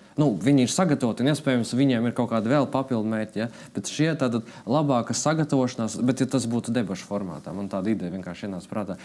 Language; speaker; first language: Latvian; non-native, local second language; Russian